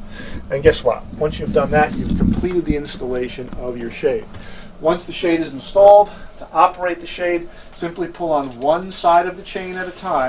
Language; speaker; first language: English; native; English